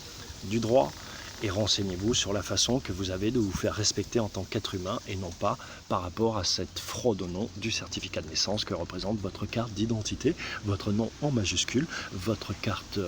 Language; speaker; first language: French; native; French